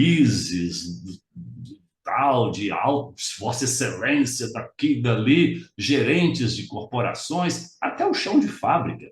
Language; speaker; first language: Portuguese; native; Portuguese